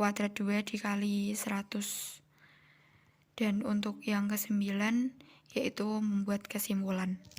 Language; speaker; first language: Indonesian; native; Indonesian